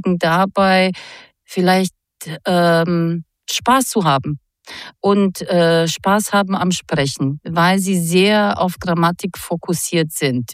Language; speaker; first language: German; non-native, fluent; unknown